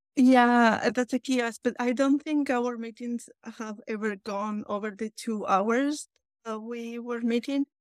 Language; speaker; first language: English; non-native, fluent; Spanish